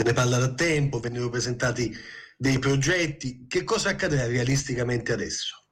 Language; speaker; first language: Italian; native; Italian